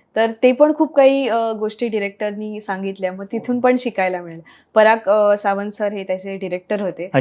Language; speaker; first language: Marathi; native; Marathi